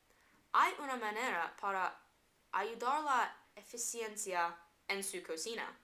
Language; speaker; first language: Spanish; non-native, learner; English